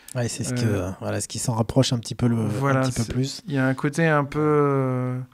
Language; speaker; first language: French; native; French